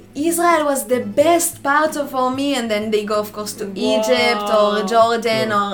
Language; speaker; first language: English; non-native, fluent; Hebrew